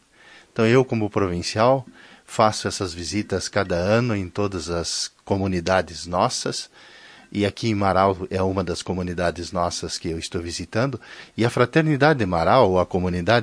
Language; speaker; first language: Portuguese; native; Portuguese